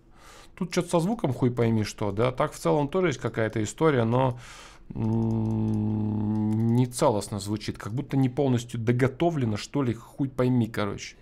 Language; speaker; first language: Russian; native; Russian